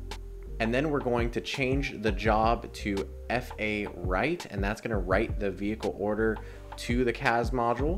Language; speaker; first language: English; native; English